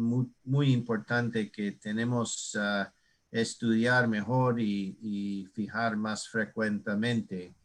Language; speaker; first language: Spanish; non-native, learner; English